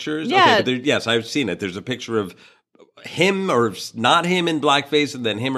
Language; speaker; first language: English; native; English